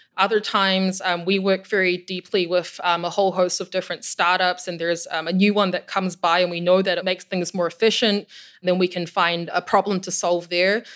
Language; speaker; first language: English; native; English